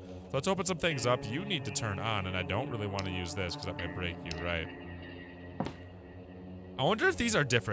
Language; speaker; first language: English; native; English